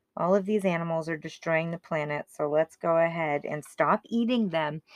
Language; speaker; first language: English; native; English